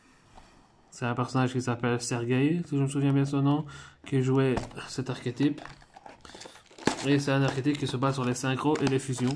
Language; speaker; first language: French; native; French